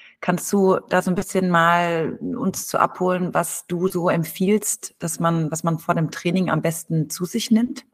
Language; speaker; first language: German; native; German